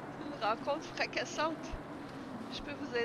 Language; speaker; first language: French; native; French